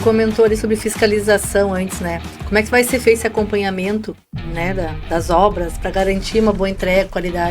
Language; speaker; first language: Portuguese; native; Portuguese